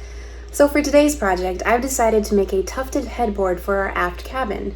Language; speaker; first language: English; native; English